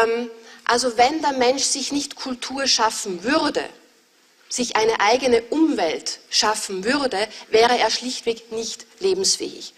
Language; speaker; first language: German; native; German